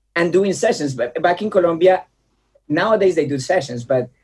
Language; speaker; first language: English; non-native, fluent; Spanish